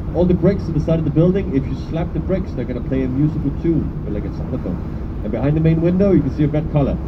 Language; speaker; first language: English; non-native, fluent; Danish